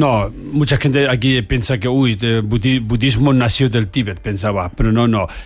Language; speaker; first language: Spanish; non-native, learner; Tibetan